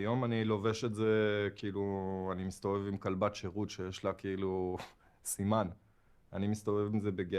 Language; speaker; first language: Hebrew; native; Hebrew